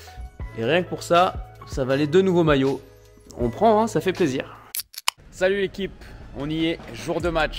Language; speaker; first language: French; native; French